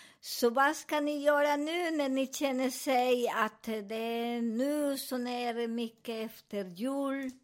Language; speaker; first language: Swedish; non-native, learner; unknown